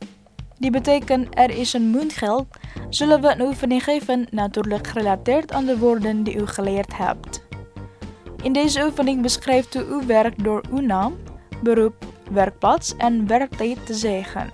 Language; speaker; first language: Dutch; non-native, learner; Indonesian